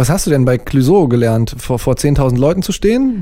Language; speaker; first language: German; native; German